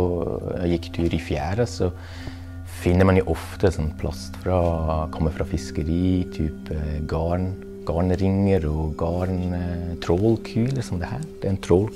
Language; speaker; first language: Norwegian; non-native, fluent; German